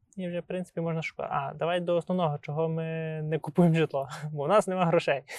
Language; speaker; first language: Ukrainian; native; Ukrainian